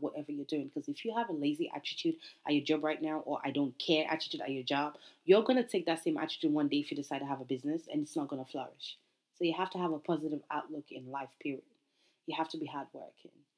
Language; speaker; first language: English; non-native, local second language; Yoruba